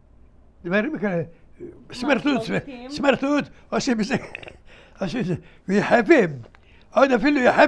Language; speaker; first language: Hebrew; early bilingual, other home language; Arabic